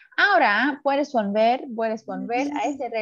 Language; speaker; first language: Spanish; non-native, fluent; Vietnamese